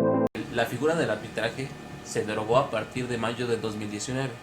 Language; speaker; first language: Spanish; native; Spanish